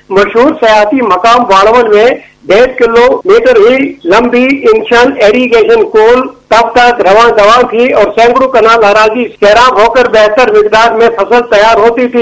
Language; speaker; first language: Urdu; non-native, local second language; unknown